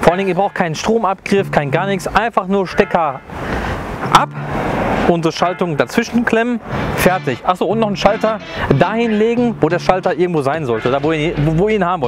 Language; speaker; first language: German; native; German